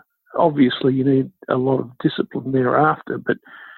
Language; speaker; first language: English; native; English